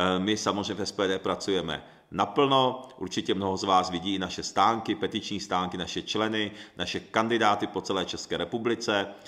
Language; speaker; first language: Czech; early bilingual, other home language; Japanese